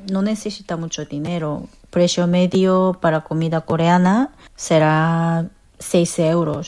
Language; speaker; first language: Spanish; non-native, learner; Korean